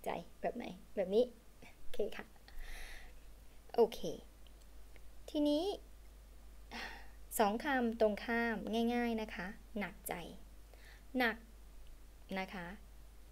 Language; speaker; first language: Thai; native; Thai